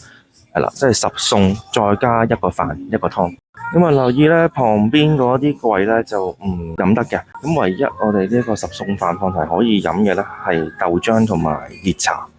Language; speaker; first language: Cantonese; native; Cantonese